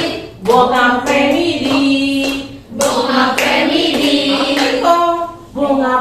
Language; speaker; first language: French; non-native, fluent; Indonesian